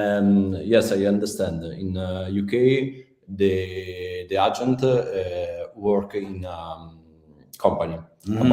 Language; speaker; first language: English; non-native, learner; Italian